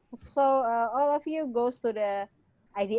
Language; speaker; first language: English; non-native, fluent; Indonesian